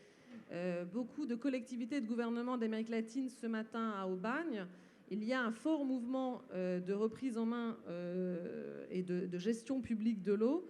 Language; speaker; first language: French; native; French